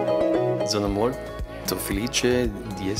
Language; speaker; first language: Italian; non-native, learner; French